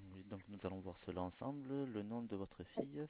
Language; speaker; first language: French; native; French